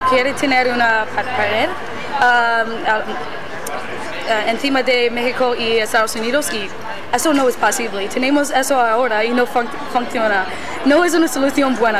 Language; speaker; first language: Spanish; non-native, learner; English